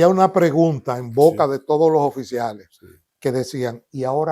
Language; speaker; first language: Spanish; native; Spanish